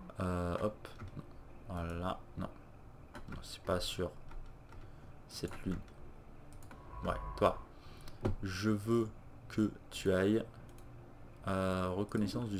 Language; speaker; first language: French; native; French